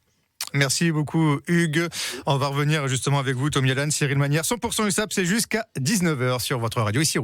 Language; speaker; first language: French; native; French